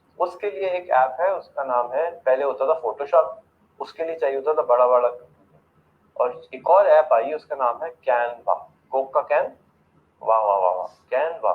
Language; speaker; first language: Urdu; native; Urdu